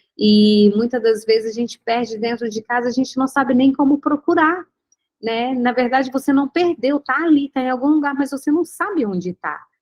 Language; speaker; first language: Portuguese; native; Portuguese